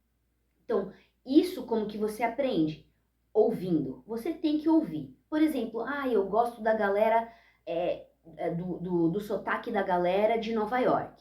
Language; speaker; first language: Portuguese; early bilingual, heritage; Portuguese